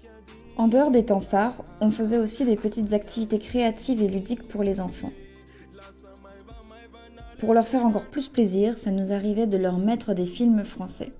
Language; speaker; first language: French; native; French